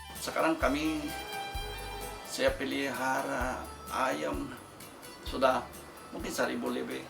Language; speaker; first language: Indonesian; non-native, fluent; Filipino